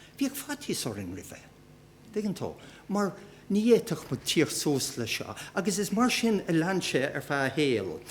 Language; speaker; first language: Irish; native; Irish